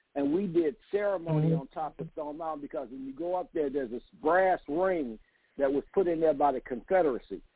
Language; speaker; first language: English; native; English